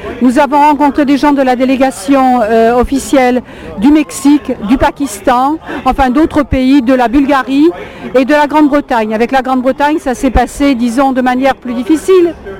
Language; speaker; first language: French; native; French